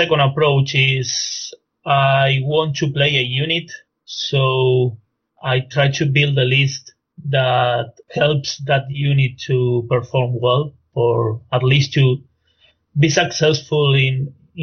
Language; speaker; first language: English; non-native, fluent; Spanish